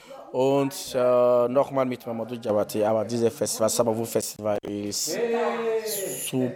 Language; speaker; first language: German; non-native, learner; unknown